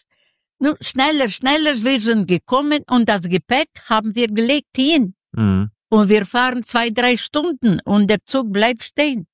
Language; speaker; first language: German; non-native, learner; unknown